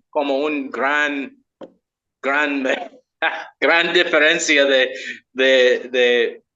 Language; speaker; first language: Spanish; non-native, learner; English